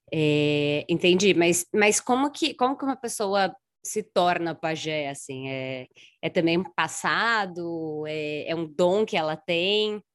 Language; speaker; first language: Portuguese; native; Portuguese